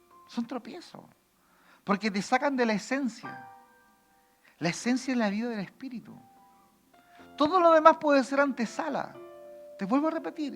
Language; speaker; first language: Spanish; native; Spanish